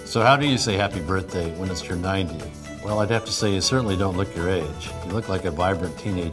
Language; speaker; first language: English; native; English